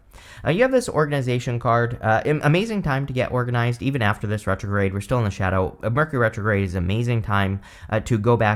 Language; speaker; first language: English; native; English